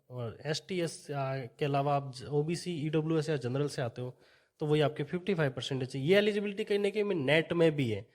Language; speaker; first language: Hindi; native; Hindi